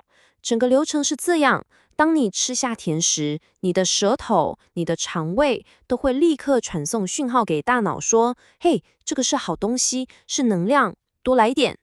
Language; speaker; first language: Chinese; native; Chinese